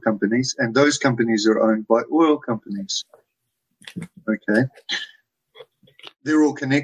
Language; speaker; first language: English; native; English